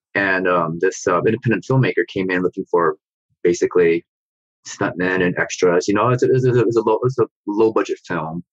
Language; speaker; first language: English; native; English